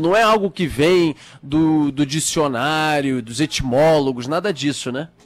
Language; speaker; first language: Portuguese; native; Portuguese